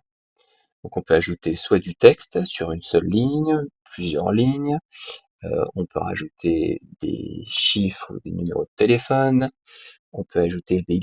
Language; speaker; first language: French; native; French